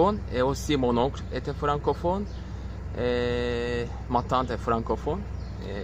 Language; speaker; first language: French; non-native, learner; Turkish